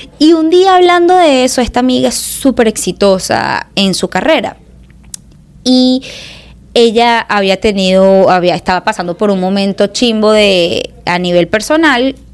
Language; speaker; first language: Spanish; native; Spanish